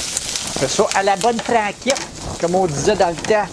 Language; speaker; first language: French; native; French